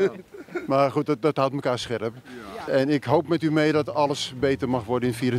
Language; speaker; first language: Dutch; native; Dutch